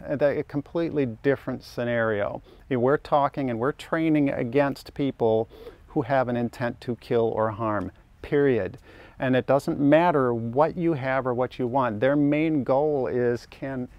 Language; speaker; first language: English; native; English